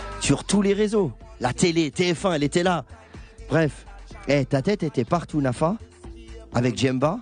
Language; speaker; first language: French; native; French